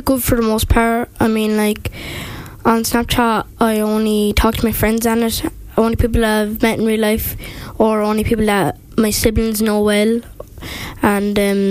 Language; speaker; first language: English; native; English